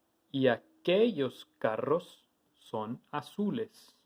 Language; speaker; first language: Spanish; non-native, fluent; English